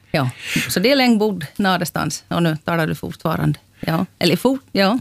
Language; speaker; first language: Swedish; native; Swedish